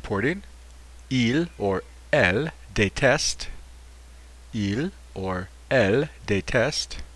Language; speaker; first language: French; non-native, fluent; English